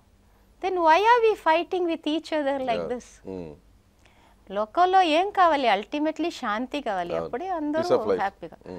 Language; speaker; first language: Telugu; non-native, local second language; Tamil